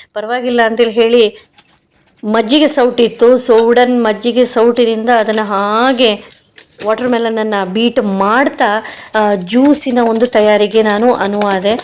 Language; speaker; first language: Kannada; non-native, local second language; Konkani